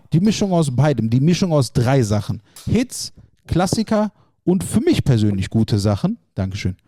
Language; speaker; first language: German; early bilingual, other home language; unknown